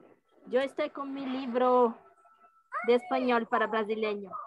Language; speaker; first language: Spanish; non-native, learner; Portuguese